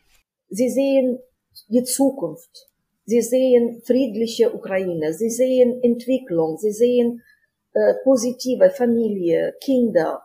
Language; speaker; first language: German; non-native, fluent; Ukrainian